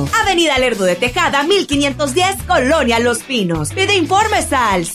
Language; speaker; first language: Spanish; native; Spanish